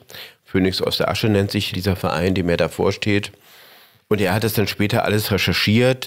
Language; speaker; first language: German; native; German